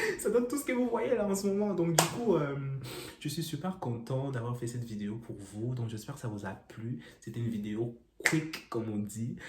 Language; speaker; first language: French; non-native, local second language; Lingala